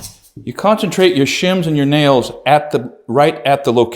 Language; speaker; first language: English; native; English